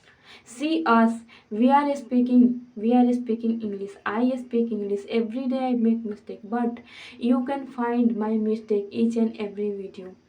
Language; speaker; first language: English; non-native, fluent; Hindi